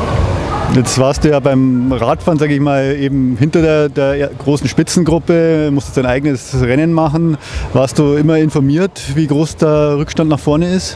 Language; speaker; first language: German; native; German